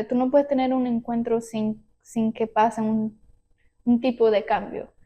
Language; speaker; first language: Spanish; early bilingual, heritage; Spanish